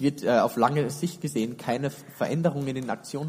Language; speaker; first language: German; native; German